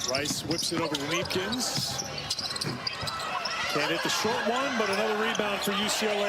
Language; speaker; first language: English; native; English